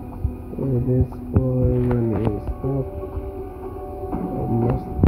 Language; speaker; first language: English; non-native, learner; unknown